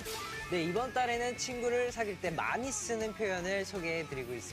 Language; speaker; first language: Korean; native; Korean